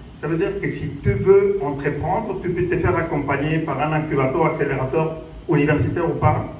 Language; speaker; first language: French; non-native, fluent; Spanish